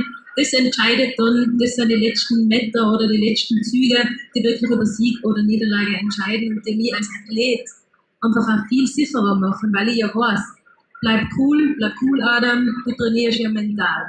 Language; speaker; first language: German; native; German